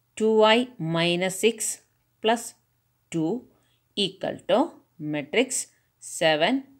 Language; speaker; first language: English; non-native, local second language; Malayalam